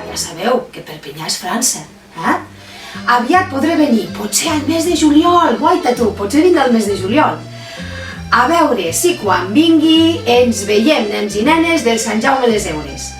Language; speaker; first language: Catalan; native; Catalan